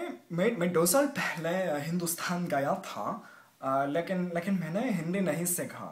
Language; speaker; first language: Hindi; non-native, learner; English